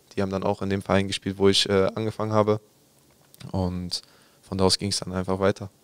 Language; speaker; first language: German; native; German